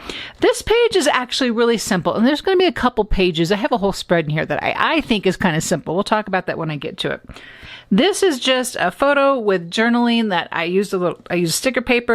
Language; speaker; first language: English; native; English